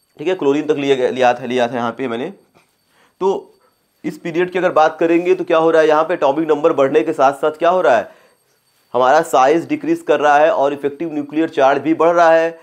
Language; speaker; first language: Hindi; native; Hindi